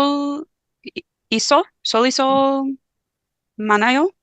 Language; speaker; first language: Korean; non-native, learner; English